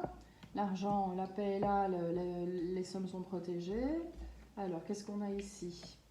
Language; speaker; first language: French; native; French